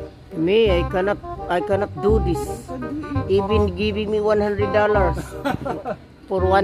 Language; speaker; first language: English; non-native, local second language; Filipino